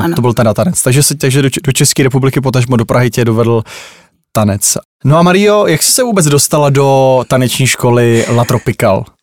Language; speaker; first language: Czech; native; Czech